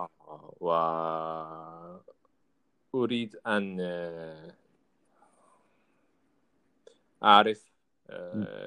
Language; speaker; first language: Arabic; non-native, learner; Japanese